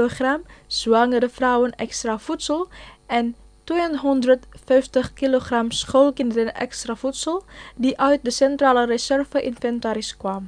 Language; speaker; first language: Dutch; non-native, fluent; Indonesian